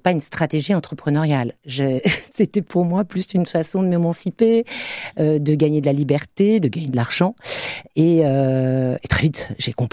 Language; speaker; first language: French; native; French